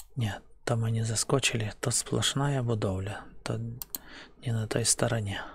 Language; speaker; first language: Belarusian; native; Belarusian